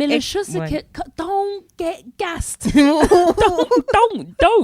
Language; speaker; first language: French; non-native, learner; English